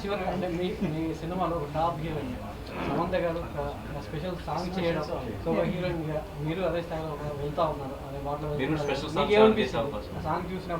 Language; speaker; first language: Telugu; native; Telugu